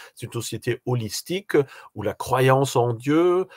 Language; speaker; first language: French; native; French